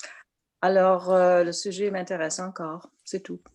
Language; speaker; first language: French; non-native, local second language; English